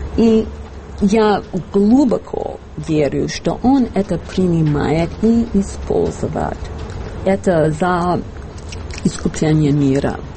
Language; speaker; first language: Russian; non-native, fluent; English